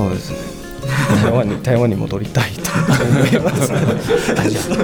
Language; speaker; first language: Japanese; non-native, learner; Chinese